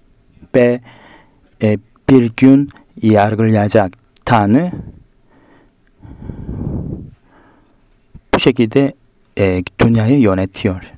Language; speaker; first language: Turkish; non-native, fluent; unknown